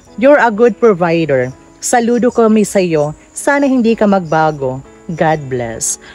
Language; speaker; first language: Filipino; non-native, local second language; Waray